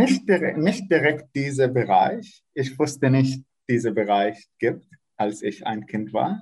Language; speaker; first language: German; non-native, learner; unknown